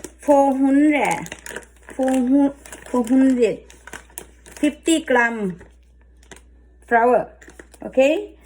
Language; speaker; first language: English; non-native, learner; Thai